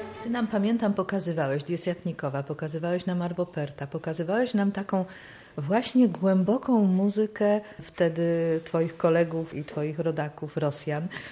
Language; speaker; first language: Polish; native; Polish